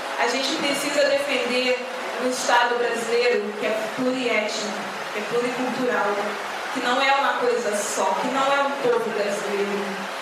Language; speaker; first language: Portuguese; native; Portuguese